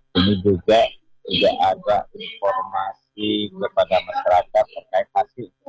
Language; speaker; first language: Indonesian; non-native, local second language; Madurese